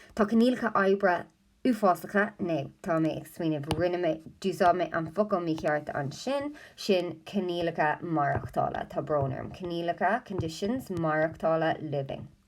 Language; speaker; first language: Irish; non-native, local second language; English